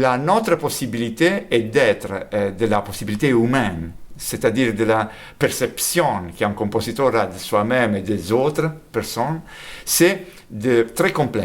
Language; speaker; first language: French; non-native, fluent; Italian